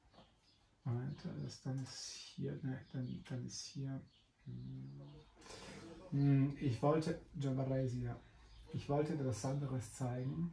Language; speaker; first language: German; non-native, fluent; Italian